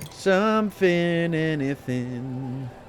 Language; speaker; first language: English; native; English